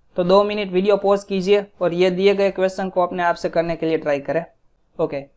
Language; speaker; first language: Hindi; non-native, local second language; Gujarati